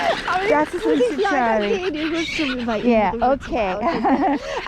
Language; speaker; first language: German; non-native, learner; English